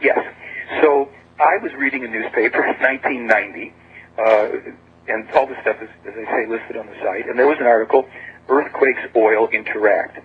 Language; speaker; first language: English; native; English